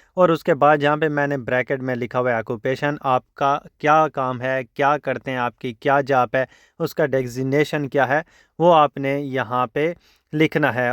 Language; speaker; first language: Urdu; non-native, local second language; Saraiki